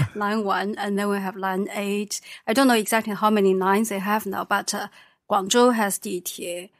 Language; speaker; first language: English; non-native, fluent; Chinese